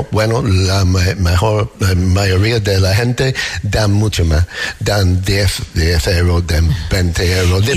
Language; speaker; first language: Spanish; non-native, learner; English